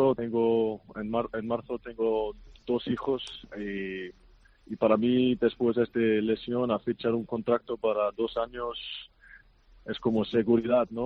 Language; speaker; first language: Spanish; non-native, fluent; Icelandic